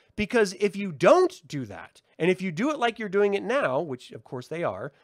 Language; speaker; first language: English; native; English